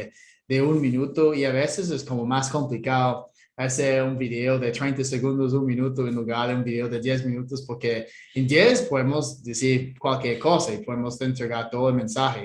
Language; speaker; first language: Spanish; non-native, fluent; English